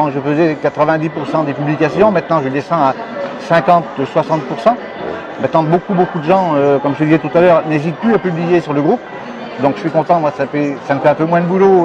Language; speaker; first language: French; native; French